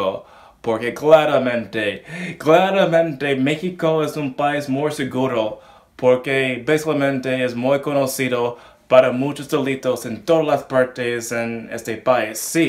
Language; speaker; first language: Spanish; non-native, learner; English